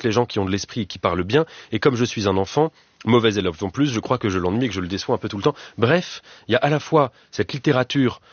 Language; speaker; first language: French; native; French